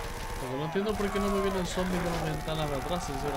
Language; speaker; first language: Spanish; native; Spanish